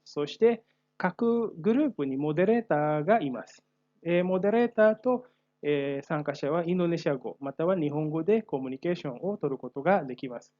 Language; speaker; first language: Japanese; non-native, fluent; Indonesian